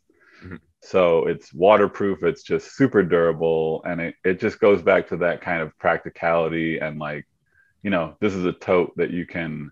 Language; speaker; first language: English; native; English